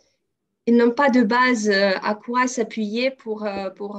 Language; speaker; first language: French; non-native, fluent; Russian